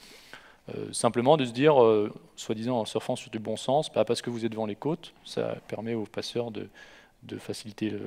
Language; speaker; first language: French; native; French